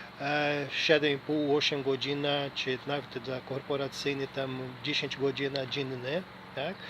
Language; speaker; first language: Polish; non-native, learner; Portuguese